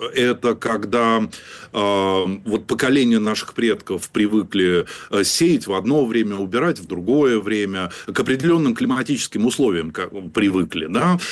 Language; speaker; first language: Russian; native; Russian